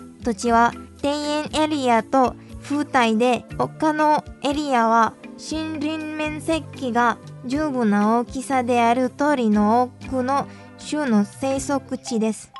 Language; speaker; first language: Japanese; non-native, fluent; Indonesian